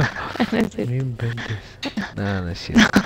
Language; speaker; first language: Spanish; native; Spanish